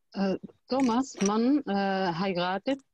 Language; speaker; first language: German; non-native, learner; Arabic